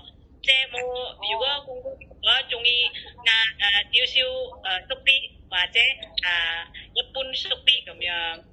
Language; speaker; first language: Cantonese; non-native, learner; Indonesian